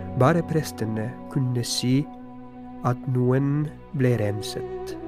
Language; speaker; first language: Norwegian; non-native, fluent; Polish